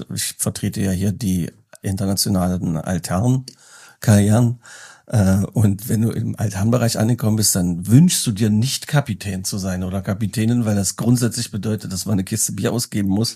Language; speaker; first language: German; native; German